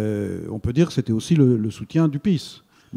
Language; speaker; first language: French; native; French